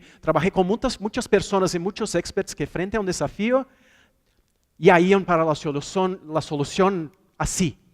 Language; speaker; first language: Spanish; non-native, fluent; Portuguese